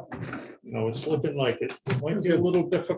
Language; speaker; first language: English; native; English